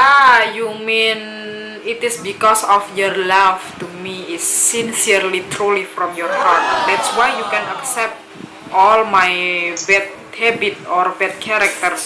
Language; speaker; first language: English; non-native, local second language; Indonesian